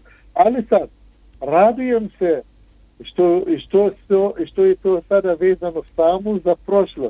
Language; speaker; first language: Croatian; non-native, fluent; Arabic